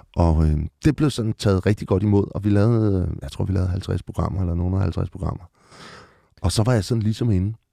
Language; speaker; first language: Danish; native; Danish